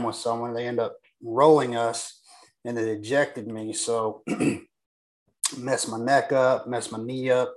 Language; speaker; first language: English; native; English